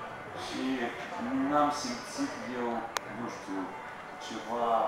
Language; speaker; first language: Romanian; non-native, local second language; Russian